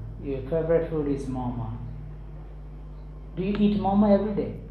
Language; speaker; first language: English; non-native, local second language; Nepali